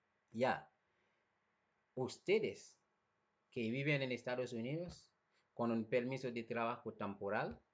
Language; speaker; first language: Spanish; non-native, fluent; Haitian Creole